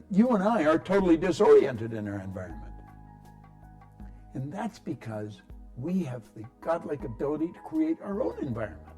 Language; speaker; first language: English; native; English